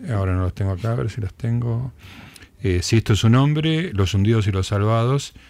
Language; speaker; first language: Spanish; native; Spanish